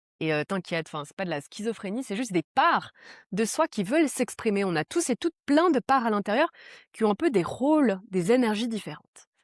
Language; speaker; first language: French; early bilingual, other home language; Portuguese